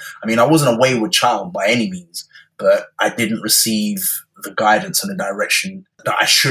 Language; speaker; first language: English; native; English